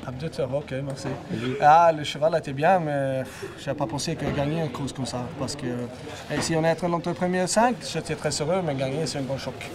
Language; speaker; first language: French; non-native, learner; Swedish